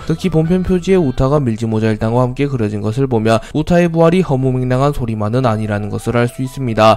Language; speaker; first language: Korean; native; Korean